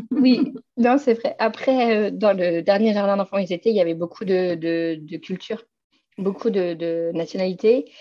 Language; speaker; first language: French; native; French